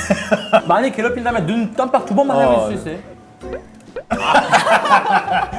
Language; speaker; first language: Korean; native; Korean